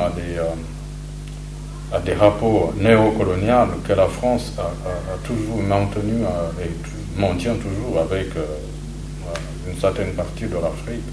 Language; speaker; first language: French; non-native, local second language; Kinyarwanda